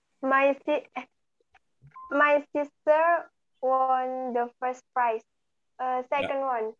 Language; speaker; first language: English; non-native, learner; Indonesian